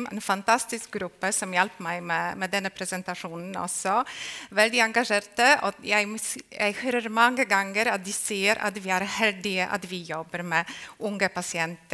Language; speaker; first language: Norwegian; non-native, fluent; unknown